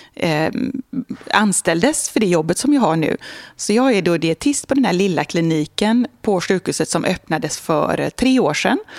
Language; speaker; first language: Swedish; native; Swedish